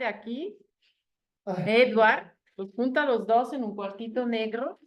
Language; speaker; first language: Spanish; native; Spanish